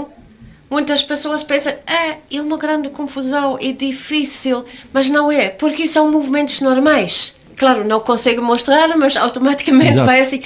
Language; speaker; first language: Portuguese; non-native, learner; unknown